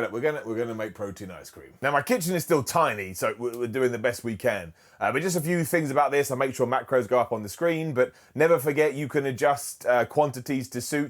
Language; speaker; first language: English; native; English